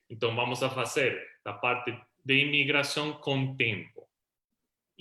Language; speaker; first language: Portuguese; non-native, fluent; Spanish